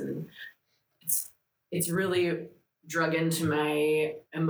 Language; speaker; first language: English; early bilingual, other home language; Greek